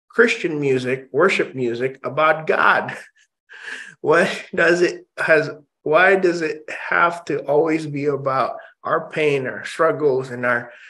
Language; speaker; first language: English; early bilingual, other home language; Indonesian